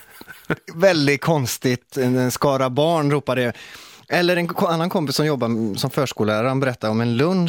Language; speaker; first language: Swedish; native; Swedish